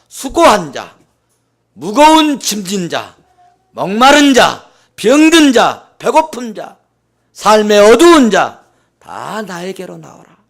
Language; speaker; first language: Korean; native; Korean